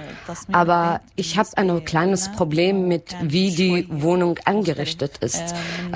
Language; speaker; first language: German; non-native, learner; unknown